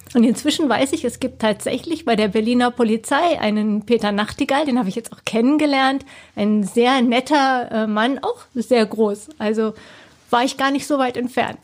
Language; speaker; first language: German; native; German